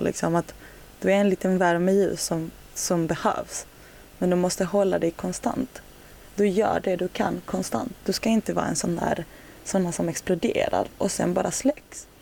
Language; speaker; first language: Swedish; native; Swedish